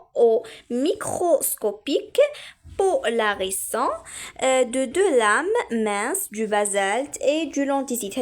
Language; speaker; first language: French; non-native, local second language; Arabic